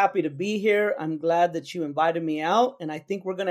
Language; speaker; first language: English; native; English